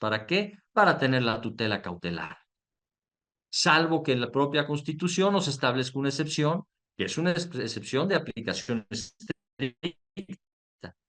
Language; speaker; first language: Spanish; native; Spanish